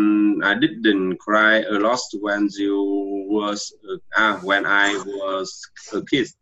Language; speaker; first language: English; non-native, learner; Vietnamese